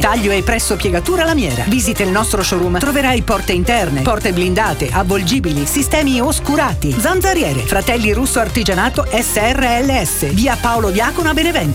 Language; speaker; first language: Italian; native; Italian